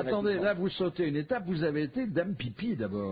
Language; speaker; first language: French; native; French